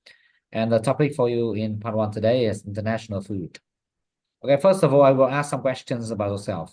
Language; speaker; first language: English; non-native, fluent; Vietnamese